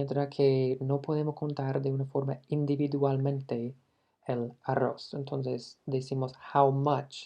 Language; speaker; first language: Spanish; non-native, fluent; English